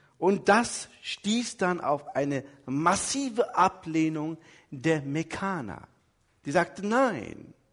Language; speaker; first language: German; early bilingual, other home language; Turkish